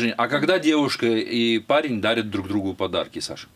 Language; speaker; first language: Russian; native; Russian